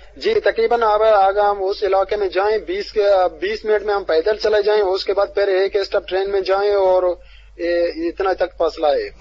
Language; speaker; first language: Urdu; non-native, local second language; Baluchi